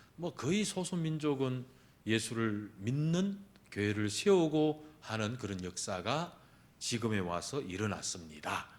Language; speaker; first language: Korean; early bilingual, heritage; Korean